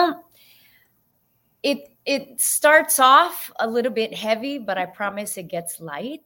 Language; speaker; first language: English; native; English